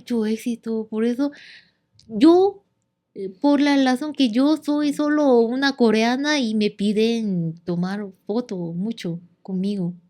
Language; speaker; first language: Spanish; non-native, learner; Korean